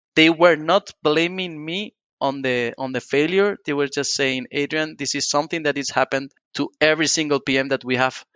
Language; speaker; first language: English; non-native, fluent; Spanish